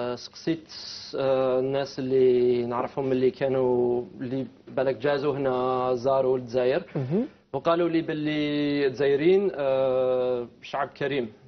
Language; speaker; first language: Arabic; non-native, fluent; English